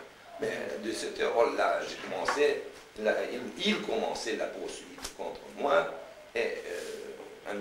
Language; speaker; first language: French; non-native, fluent; Romanian